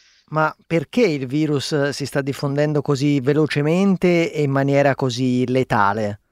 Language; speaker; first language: Italian; native; Italian